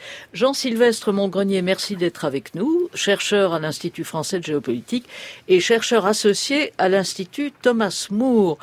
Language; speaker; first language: French; native; French